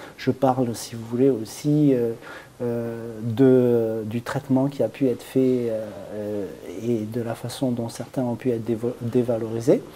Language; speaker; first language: French; native; French